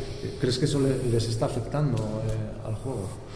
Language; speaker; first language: Spanish; native; Spanish